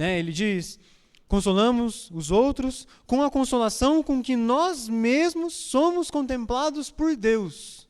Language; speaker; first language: Portuguese; native; Portuguese